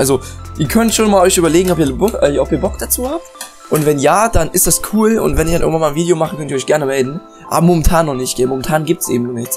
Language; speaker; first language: German; native; German